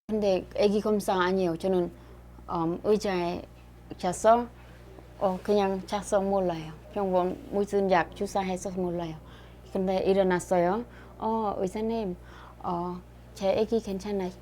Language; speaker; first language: Korean; non-native, learner; Khmer